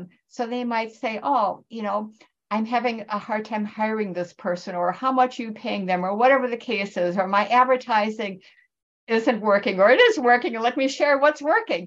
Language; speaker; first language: English; native; English